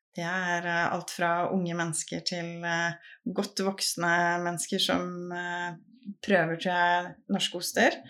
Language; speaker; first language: Norwegian; native; Norwegian